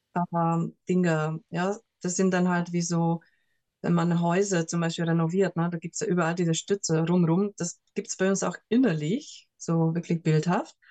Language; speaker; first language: German; non-native, fluent; Hungarian